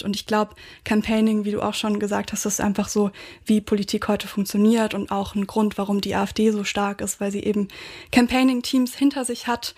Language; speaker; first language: German; native; German